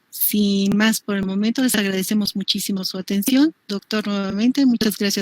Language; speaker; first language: Spanish; native; Spanish